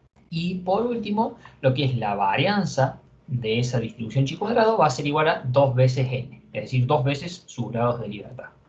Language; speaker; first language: Spanish; native; Spanish